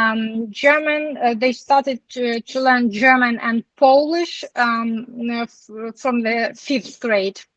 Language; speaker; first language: English; non-native, learner; Ukrainian